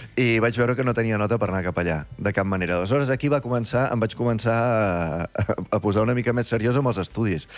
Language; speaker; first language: Catalan; native; Catalan